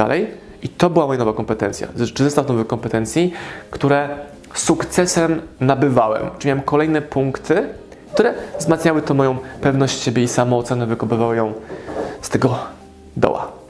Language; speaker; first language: Polish; native; Polish